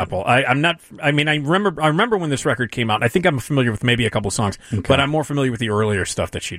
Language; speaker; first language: English; native; English